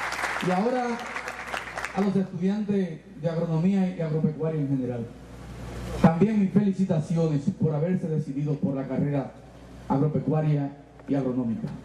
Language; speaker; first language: Spanish; native; Spanish